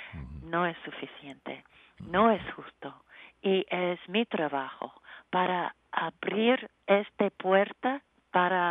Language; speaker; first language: Spanish; non-native, learner; English